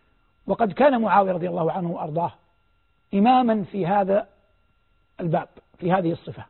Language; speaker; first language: Arabic; native; Arabic